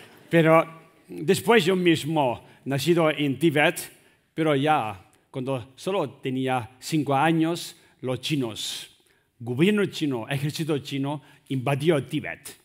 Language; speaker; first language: Spanish; non-native, learner; Tibetan